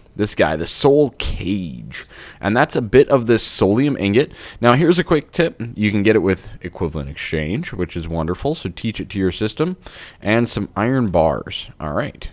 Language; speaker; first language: English; native; English